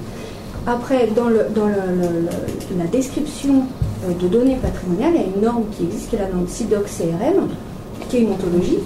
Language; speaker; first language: French; native; French